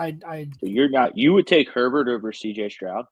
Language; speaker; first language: English; native; English